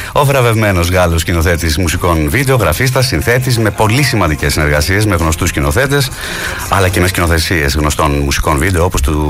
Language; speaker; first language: Greek; native; Greek